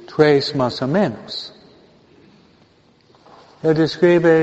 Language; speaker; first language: Spanish; non-native, fluent; English